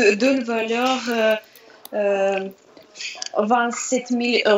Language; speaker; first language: French; non-native, learner; Russian